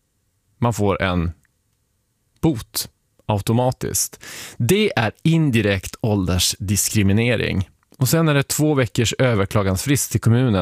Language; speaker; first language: Swedish; native; Swedish